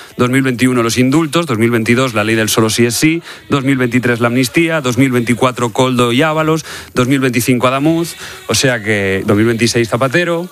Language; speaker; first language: Spanish; native; Spanish